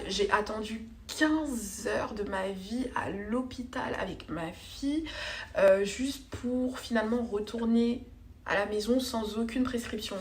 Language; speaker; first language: French; native; French